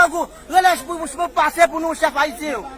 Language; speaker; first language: Portuguese; non-native, learner; Haitian Creole